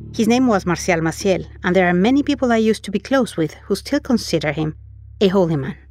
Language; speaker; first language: English; non-native, fluent; Spanish